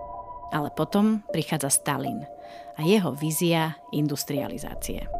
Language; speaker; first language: Slovak; native; Slovak